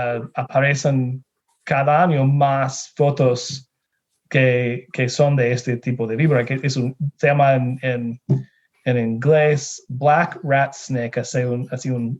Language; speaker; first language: Spanish; non-native, fluent; English